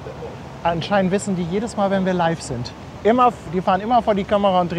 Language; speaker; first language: German; native; German